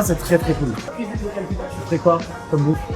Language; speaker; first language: French; native; French